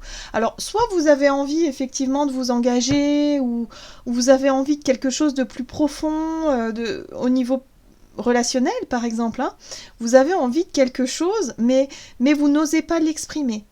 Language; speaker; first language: French; native; French